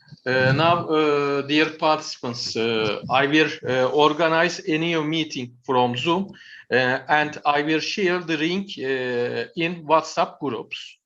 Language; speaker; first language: English; non-native, learner; Turkish